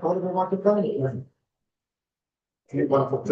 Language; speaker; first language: English; non-native, learner; Vietnamese